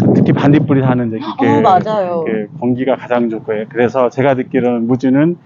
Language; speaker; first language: Korean; native; Korean